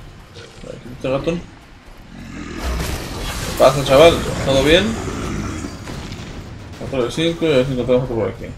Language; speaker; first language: Spanish; native; Spanish